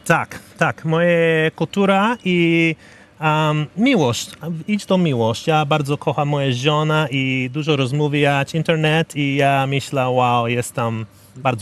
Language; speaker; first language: Polish; non-native, learner; English